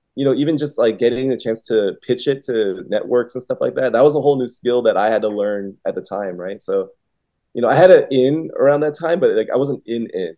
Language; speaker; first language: English; early bilingual, other home language; Vietnamese